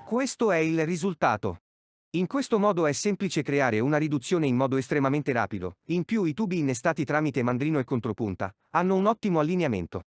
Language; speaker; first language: Italian; native; Italian